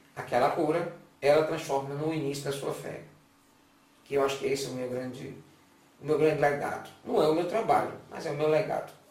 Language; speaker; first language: Portuguese; non-native, fluent; German